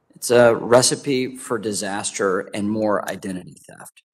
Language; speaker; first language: English; native; English